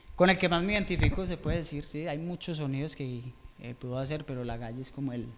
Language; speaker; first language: Spanish; native; Spanish